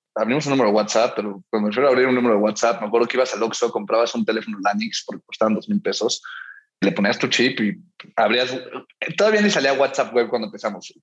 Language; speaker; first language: Spanish; early bilingual, heritage; Spanish